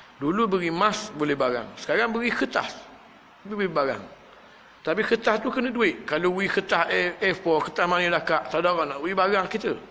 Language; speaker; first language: Malay; native; Malay